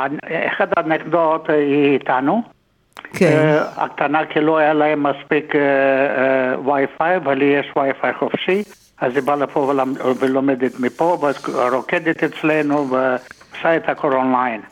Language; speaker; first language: Hebrew; non-native, fluent; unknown